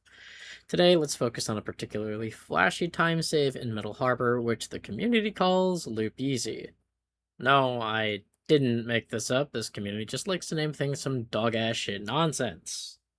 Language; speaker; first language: English; native; English